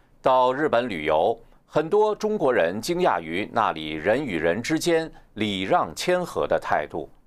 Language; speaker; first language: Chinese; native; Chinese